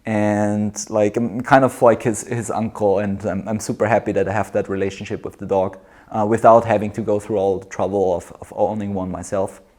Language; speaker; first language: English; non-native, fluent; German